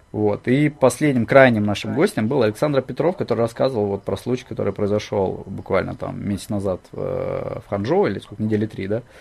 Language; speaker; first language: Russian; native; Russian